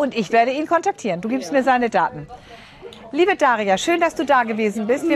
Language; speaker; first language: German; native; German